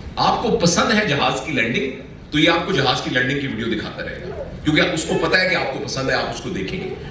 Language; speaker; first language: Urdu; non-native, local second language; Punjabi